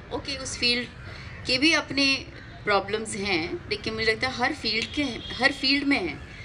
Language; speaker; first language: Hindi; native; Hindi